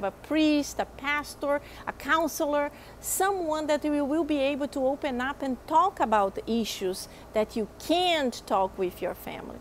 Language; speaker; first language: English; non-native, fluent; Portuguese